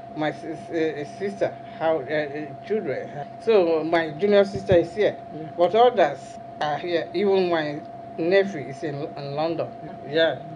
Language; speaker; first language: English; non-native, local second language; Igbo